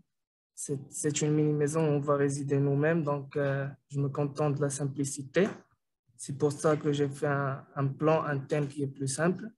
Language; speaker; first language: French; non-native, local second language; Arabic